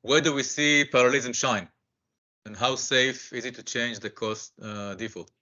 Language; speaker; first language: English; non-native, fluent; Hebrew